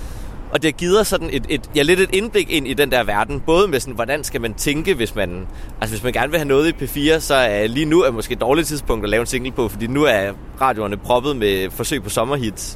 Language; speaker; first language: Danish; native; Danish